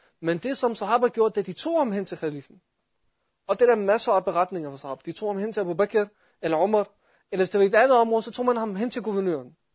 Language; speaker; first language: Danish; early bilingual, other home language; Arabic